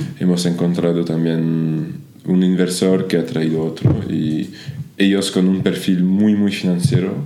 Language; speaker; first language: Spanish; non-native, fluent; French